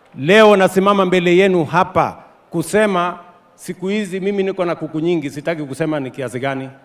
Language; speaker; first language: Swahili; non-native, local second language; Kalenjin